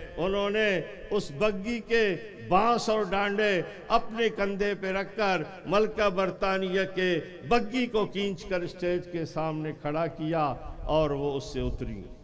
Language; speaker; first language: Urdu; non-native, local second language; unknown